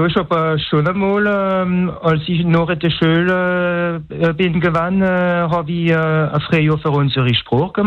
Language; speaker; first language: German; non-native, local second language; French